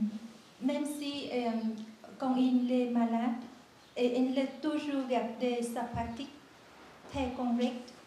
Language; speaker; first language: French; non-native, learner; Vietnamese